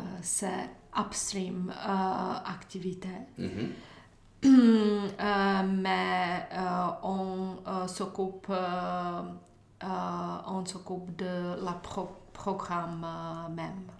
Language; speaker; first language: French; non-native, learner; Czech